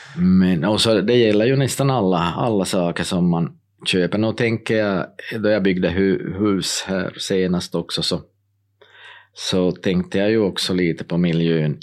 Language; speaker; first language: Swedish; native; Swedish